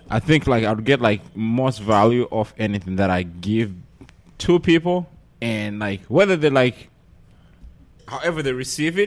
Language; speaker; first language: English; non-native, local second language; Shona